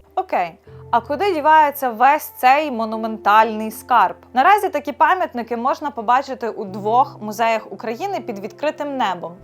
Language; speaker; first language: Ukrainian; native; Ukrainian